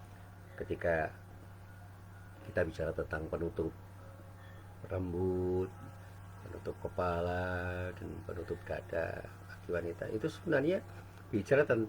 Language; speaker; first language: Indonesian; native; Indonesian